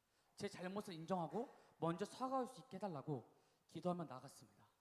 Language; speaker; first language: Korean; native; Korean